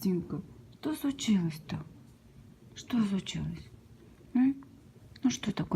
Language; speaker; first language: Russian; native; Russian